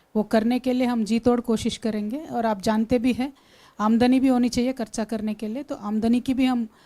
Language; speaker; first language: Hindi; non-native, local second language; Telugu